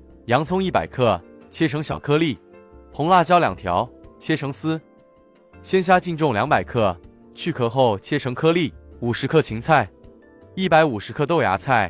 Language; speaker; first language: Chinese; native; Chinese